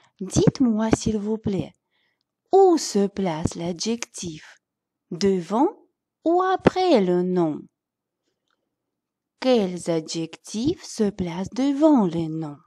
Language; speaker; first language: French; non-native, fluent; Russian